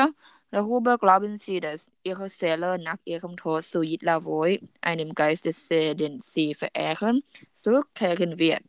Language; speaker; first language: German; non-native, learner; Thai